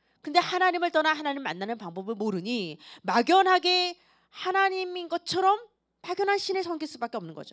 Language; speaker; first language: Korean; native; Korean